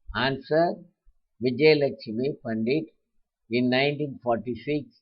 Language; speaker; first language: English; non-native, local second language; Tamil